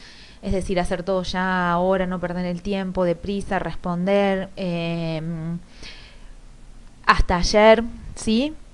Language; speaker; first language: Spanish; native; Spanish